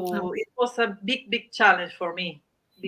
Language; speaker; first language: English; non-native, learner; Spanish